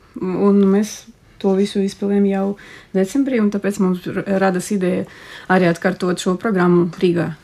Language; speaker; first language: Latvian; non-native, local second language; Russian